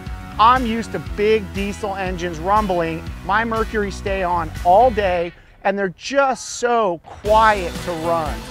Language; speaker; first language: English; native; English